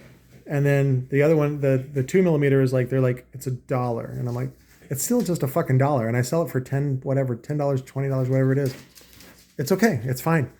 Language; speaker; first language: English; native; English